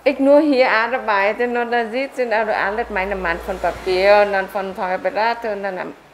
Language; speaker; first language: German; non-native, learner; Vietnamese